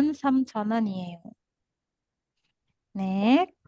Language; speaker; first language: Korean; non-native, fluent; Indonesian